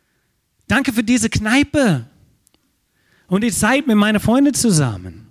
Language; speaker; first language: German; non-native, fluent; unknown